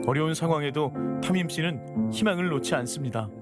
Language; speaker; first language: Korean; native; Korean